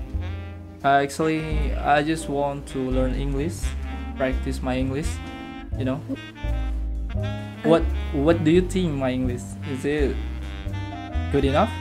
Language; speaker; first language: English; non-native, learner; Indonesian